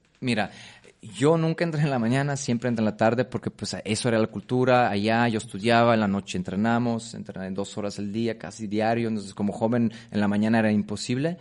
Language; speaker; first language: Spanish; non-native, fluent; Polish